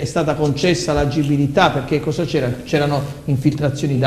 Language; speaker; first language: Italian; native; Italian